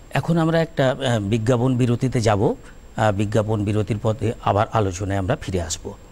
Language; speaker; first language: Bangla; native; Bangla